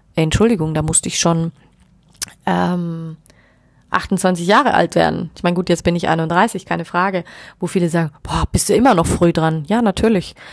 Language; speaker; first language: German; native; German